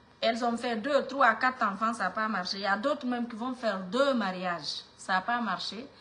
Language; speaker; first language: French; non-native, local second language; Mandingo